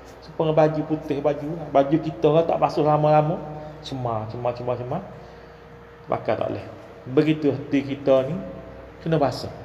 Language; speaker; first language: Malay; native; Malay